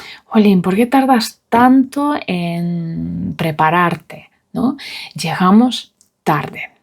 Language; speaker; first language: Spanish; non-native, fluent; Russian